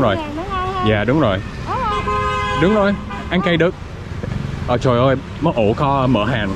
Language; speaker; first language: Vietnamese; non-native, learner; English